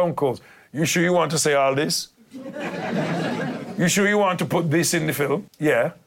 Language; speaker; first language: English; native; English